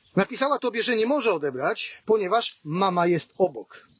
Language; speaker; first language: Polish; native; Polish